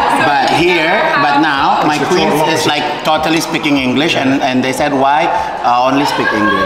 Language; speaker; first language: English; non-native, learner; Indonesian